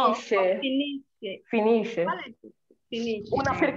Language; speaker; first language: Italian; non-native, fluent; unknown